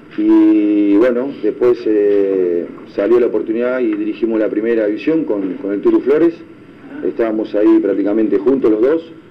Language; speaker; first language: Spanish; native; Spanish